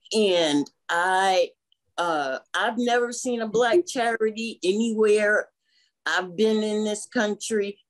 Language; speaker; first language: English; native; English